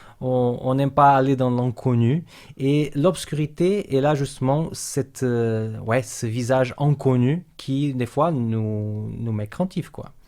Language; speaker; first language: French; non-native, fluent; Portuguese